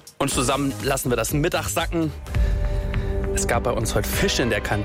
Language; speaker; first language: German; native; German